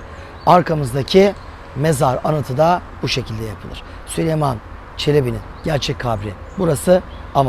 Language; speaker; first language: Turkish; native; Turkish